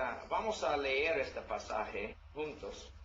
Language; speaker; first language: Spanish; non-native, learner; English